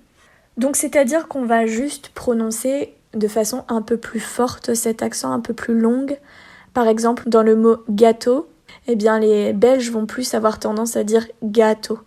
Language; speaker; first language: French; native; French